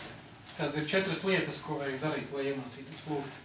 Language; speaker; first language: Latvian; native; Latvian